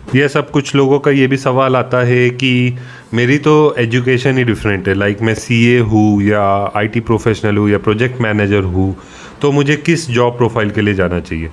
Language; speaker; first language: Hindi; native; Hindi